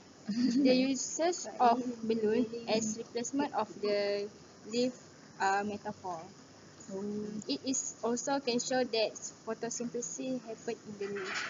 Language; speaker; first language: English; non-native, learner; Malay